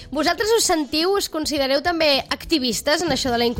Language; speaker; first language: Catalan; native; Catalan